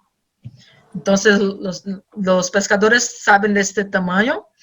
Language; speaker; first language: Spanish; non-native, learner; Portuguese